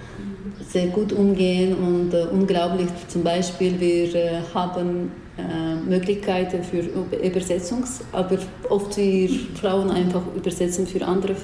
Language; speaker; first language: German; non-native, learner; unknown